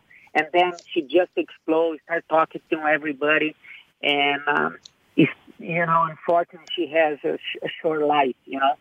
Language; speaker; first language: English; non-native, fluent; Portuguese